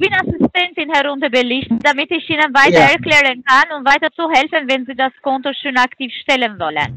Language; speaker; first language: German; non-native, fluent; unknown